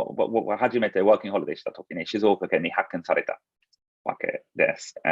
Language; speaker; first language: Japanese; non-native, fluent; English